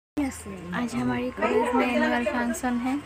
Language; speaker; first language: Hindi; non-native, local second language; Assamese